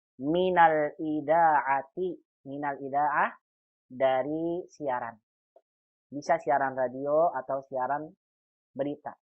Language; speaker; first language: Indonesian; native; Indonesian